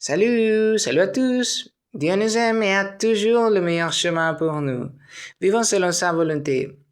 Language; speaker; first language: French; non-native, learner; Spanish